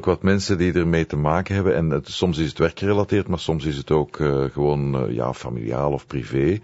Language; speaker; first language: Dutch; native; Dutch